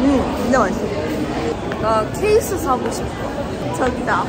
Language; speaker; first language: Korean; non-native, learner; Chinese